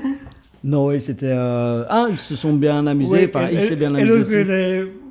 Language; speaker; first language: French; native; French